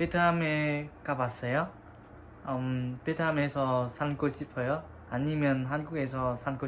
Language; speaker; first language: Korean; non-native, learner; Vietnamese